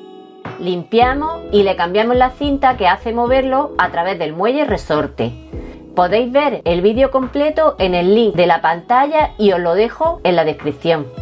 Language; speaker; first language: Spanish; native; Spanish